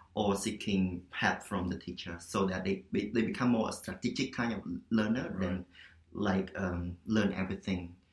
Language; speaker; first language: English; non-native, fluent; Khmer